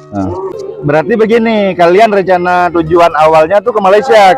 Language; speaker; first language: Indonesian; native; Indonesian